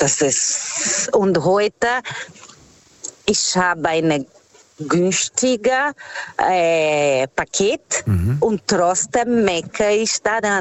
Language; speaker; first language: German; non-native, learner; Portuguese